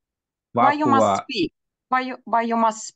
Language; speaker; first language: English; non-native, fluent; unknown